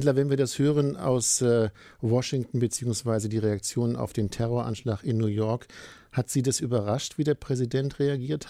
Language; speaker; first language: German; native; German